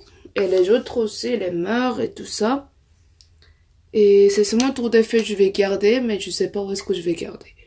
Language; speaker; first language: French; non-native, fluent; Korean